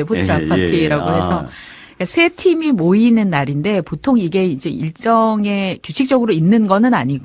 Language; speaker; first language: Korean; native; Korean